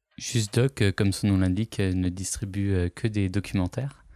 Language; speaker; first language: French; native; French